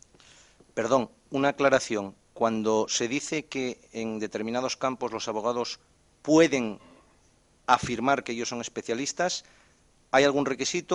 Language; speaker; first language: Spanish; native; Spanish